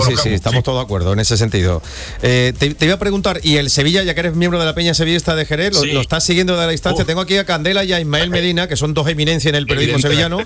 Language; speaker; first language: Spanish; native; Spanish